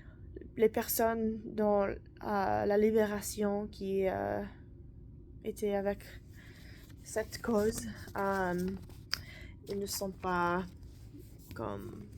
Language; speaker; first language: French; non-native, learner; English